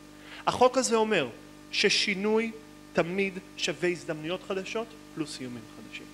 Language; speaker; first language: Hebrew; native; Hebrew